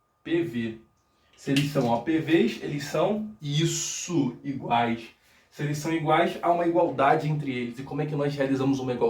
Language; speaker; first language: Portuguese; native; Portuguese